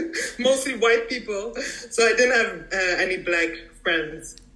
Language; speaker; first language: English; early bilingual, heritage; English